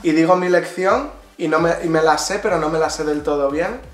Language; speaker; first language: Spanish; native; Spanish